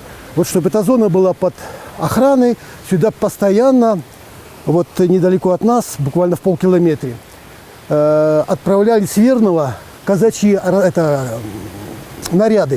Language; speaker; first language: Russian; native; Russian